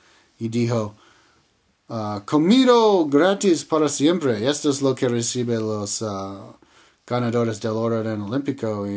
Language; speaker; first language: Spanish; non-native, learner; English